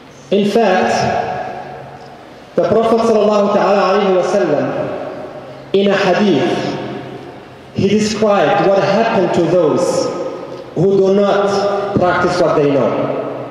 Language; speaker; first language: English; non-native, fluent; Arabic